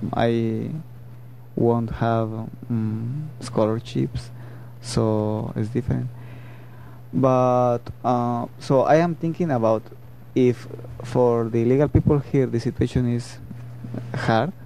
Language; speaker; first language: English; non-native, learner; Spanish